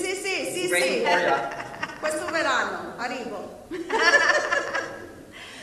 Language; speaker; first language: Italian; non-native, learner; English